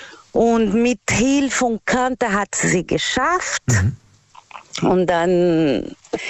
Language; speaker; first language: German; non-native, learner; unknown